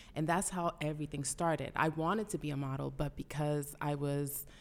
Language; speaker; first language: English; early bilingual, other home language; Spanish